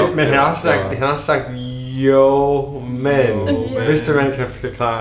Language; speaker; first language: Danish; non-native, learner; English